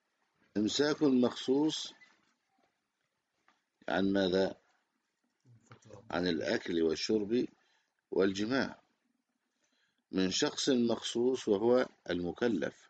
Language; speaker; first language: Arabic; native; Arabic